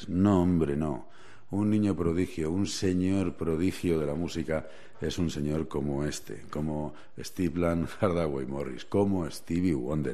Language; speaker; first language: Spanish; native; Spanish